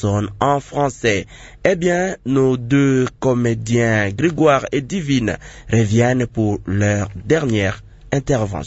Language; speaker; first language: French; non-native, local second language; Lingala